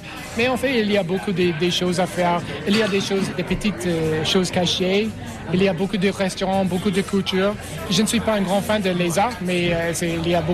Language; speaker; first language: French; non-native, fluent; English